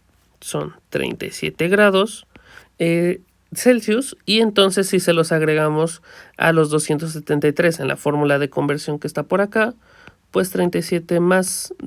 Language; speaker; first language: Spanish; native; Spanish